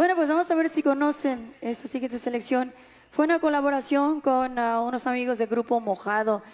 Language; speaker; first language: Spanish; early bilingual, heritage; Spanish